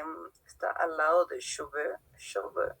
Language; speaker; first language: French; non-native, learner; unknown